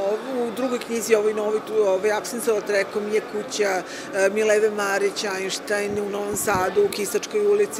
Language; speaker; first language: Serbian; native; Serbian